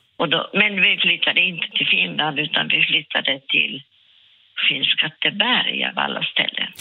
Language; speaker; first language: Swedish; non-native, local second language; Finnish